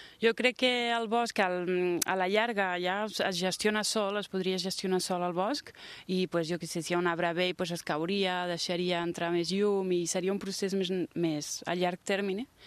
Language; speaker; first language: Catalan; early bilingual, other home language; French